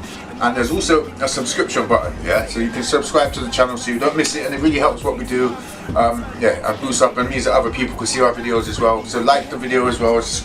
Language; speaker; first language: English; native; English